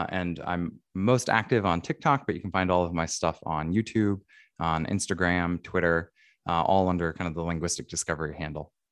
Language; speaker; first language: English; native; English